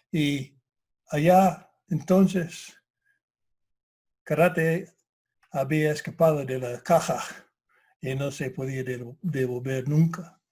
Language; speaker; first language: Spanish; non-native, fluent; English